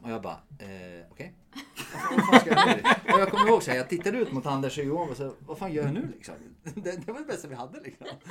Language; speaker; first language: Swedish; non-native, fluent; Bosnian